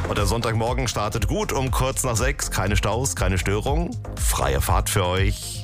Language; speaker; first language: German; native; German